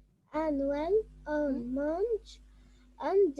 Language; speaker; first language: French; non-native, learner; Arabic